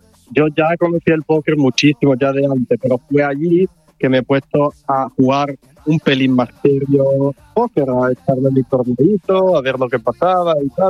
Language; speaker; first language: Spanish; non-native, fluent; Italian